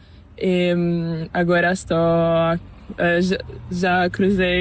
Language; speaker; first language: Spanish; non-native, learner; Italian